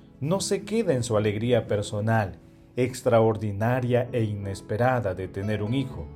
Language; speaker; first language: Spanish; native; Spanish